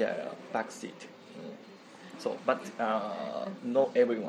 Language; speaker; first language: English; non-native, learner; Japanese